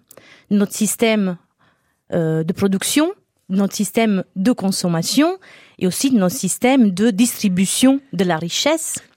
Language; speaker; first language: French; non-native, fluent; Italian